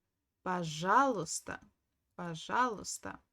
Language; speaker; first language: Russian; non-native, fluent; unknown